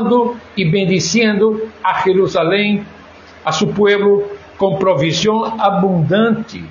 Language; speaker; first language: Spanish; non-native, fluent; Portuguese